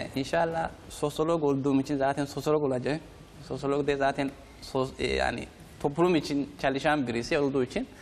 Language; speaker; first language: Turkish; non-native, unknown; Oromo